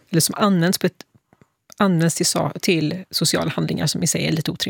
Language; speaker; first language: Swedish; native; Swedish